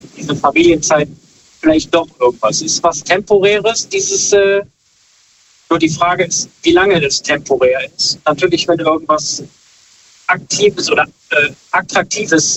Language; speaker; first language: German; native; German